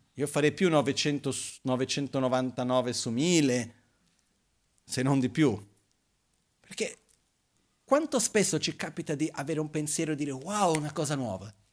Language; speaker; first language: Italian; non-native, fluent; Portuguese